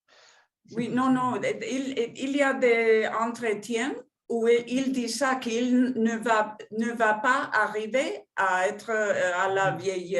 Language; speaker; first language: French; non-native, fluent; Spanish